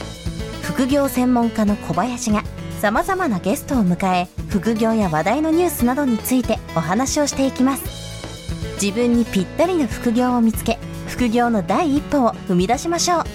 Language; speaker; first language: Japanese; native; Japanese